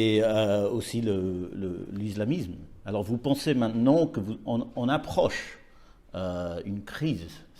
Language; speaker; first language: French; non-native, learner; English